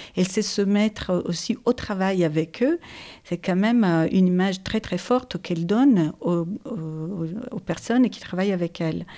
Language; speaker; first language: French; non-native, fluent; Italian